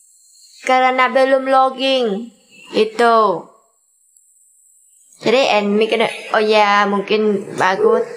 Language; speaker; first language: Indonesian; non-native, learner; Vietnamese